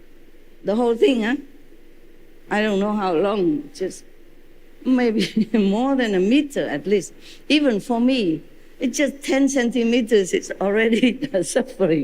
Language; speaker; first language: English; non-native, fluent; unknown